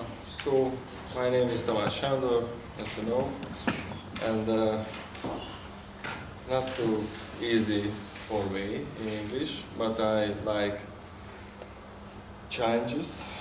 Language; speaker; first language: English; non-native, learner; Hungarian